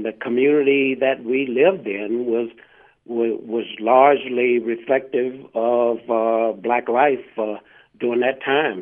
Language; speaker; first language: English; native; English